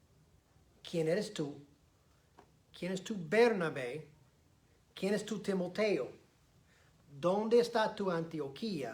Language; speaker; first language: Spanish; non-native, fluent; English